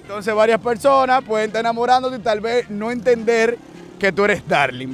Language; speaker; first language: Spanish; native; Spanish